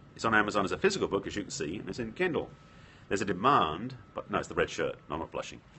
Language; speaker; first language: English; native; English